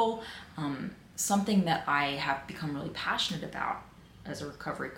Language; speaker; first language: English; native; English